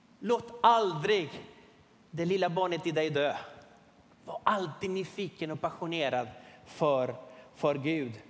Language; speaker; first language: Swedish; non-native, fluent; Spanish